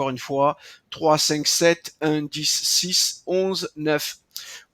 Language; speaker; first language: French; native; French